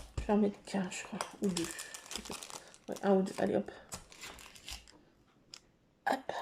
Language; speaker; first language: French; native; French